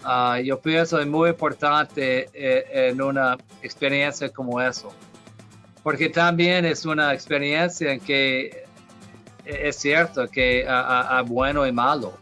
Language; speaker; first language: Spanish; non-native, fluent; English